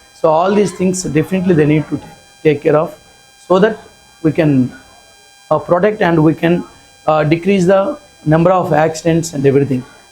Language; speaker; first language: English; non-native, local second language; Telugu